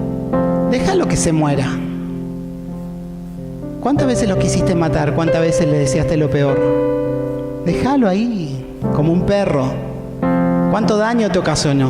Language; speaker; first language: Spanish; native; Spanish